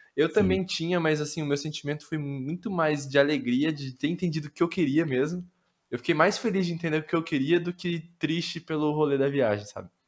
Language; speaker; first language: Portuguese; native; Portuguese